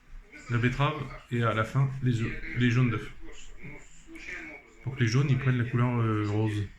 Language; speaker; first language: French; native; French